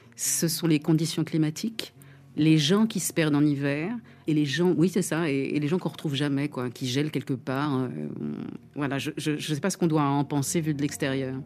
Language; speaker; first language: French; native; French